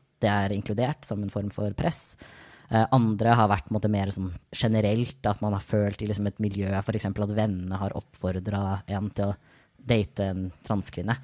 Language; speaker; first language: Norwegian; native; Norwegian